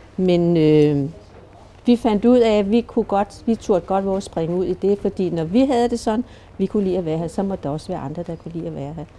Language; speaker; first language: Danish; native; Danish